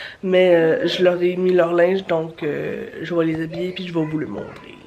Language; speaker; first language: French; native; French